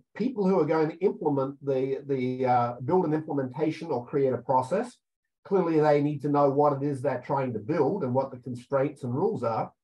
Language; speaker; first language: English; native; English